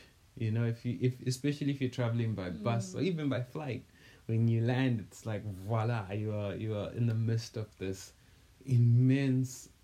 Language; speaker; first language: English; non-native, local second language; North Ndebele